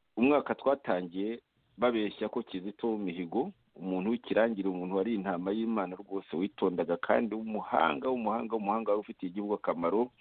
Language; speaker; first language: Kinyarwanda; native; Kinyarwanda